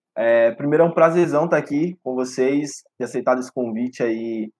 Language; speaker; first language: Portuguese; native; Portuguese